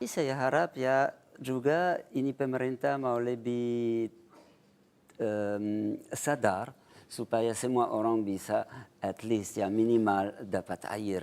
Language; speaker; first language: Indonesian; non-native, fluent; French